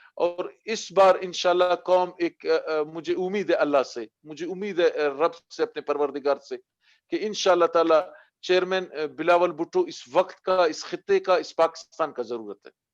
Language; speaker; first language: Urdu; non-native, local second language; Baluchi